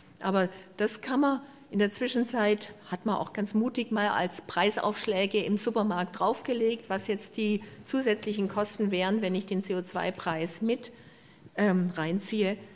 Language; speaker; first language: German; native; German